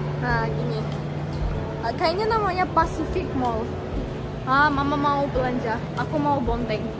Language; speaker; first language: Indonesian; early bilingual, other home language; Russian